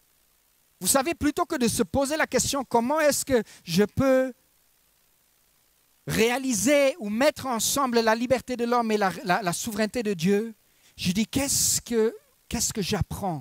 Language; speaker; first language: French; native; French